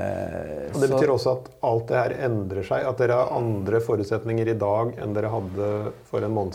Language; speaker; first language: Norwegian; native; Norwegian